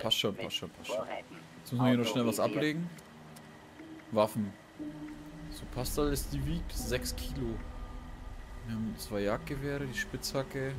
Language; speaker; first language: German; native; German